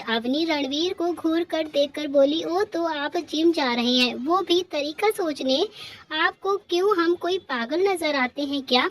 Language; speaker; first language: Hindi; native; Hindi